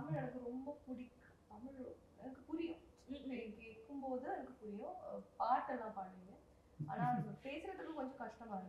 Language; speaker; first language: Tamil; non-native, fluent; Malayalam